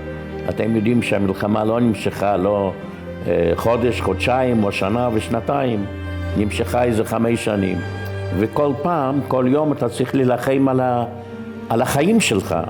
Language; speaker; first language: Hebrew; non-native, fluent; Yiddish